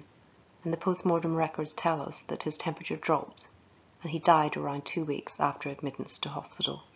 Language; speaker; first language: English; native; English